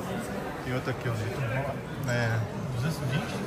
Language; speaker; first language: Portuguese; native; Portuguese